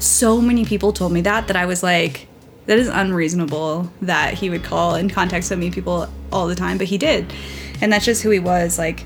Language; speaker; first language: English; native; English